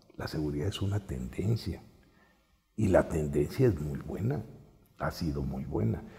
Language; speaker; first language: Spanish; native; Spanish